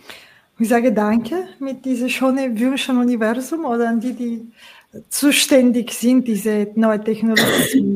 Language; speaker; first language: German; non-native, fluent; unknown